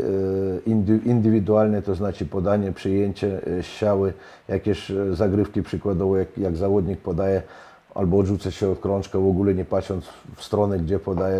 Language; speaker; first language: Polish; non-native, fluent; Russian